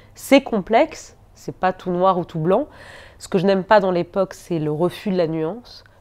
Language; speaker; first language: French; native; French